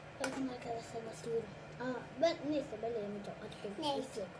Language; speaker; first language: Turkish; early bilingual, other home language; Persian